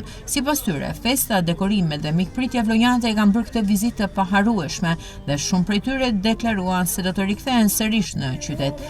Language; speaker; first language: Albanian; native; Albanian